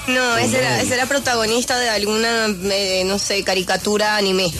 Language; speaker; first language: Spanish; native; Spanish